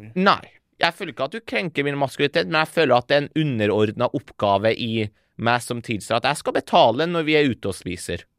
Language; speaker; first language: Norwegian; early bilingual, other home language; Persian